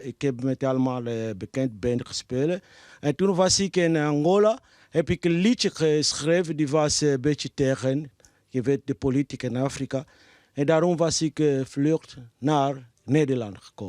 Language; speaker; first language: Dutch; non-native, fluent; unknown